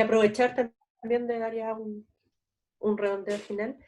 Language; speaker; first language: Spanish; native; Spanish